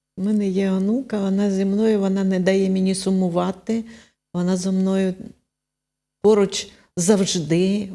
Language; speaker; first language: Ukrainian; non-native, local second language; Russian